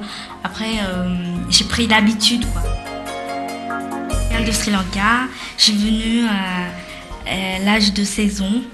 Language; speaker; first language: French; non-native, learner; Tamil